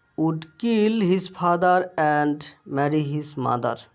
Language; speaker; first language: English; non-native, local second language; Bangla